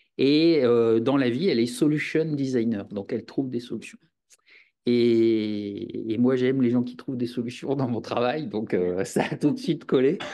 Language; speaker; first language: French; native; French